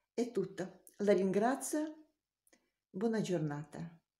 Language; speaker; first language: Italian; non-native, learner; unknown